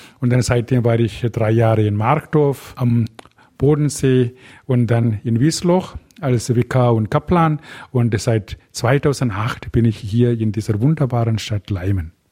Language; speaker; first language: German; non-native, fluent; Tamil